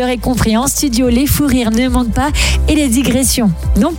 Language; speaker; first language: French; native; French